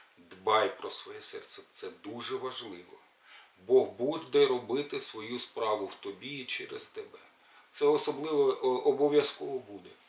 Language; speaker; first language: Ukrainian; native; Ukrainian